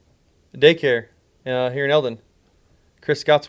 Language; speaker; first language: English; native; English